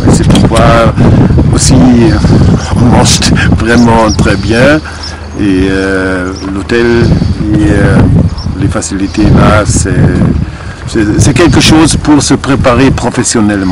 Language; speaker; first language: French; non-native, fluent; German